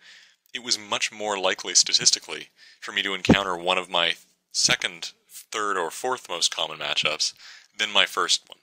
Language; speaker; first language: English; native; English